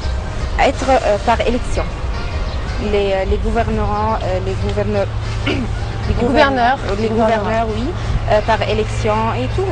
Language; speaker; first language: French; non-native, fluent; Arabic